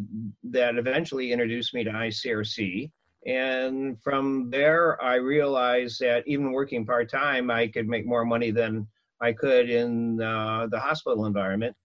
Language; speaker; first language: English; native; English